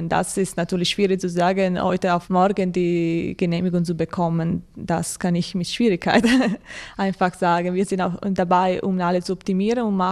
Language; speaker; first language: German; non-native, fluent; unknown